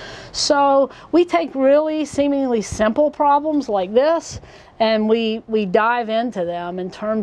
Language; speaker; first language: English; native; English